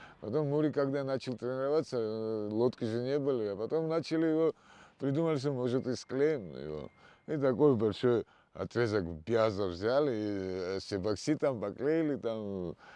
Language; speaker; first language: Russian; non-native, local second language; Georgian